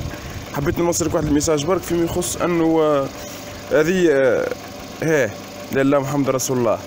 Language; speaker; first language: Arabic; native; Arabic